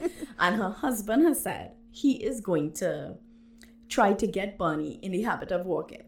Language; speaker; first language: English; native; English